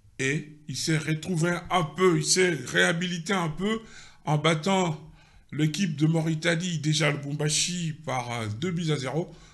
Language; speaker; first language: French; non-native, local second language; Lingala